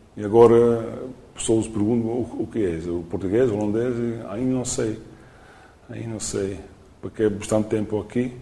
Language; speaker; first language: Portuguese; non-native, learner; Dutch